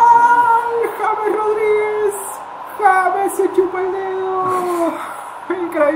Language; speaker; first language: Spanish; native; Spanish